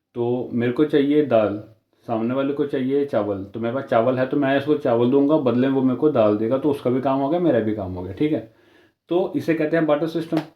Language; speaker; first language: Hindi; native; Hindi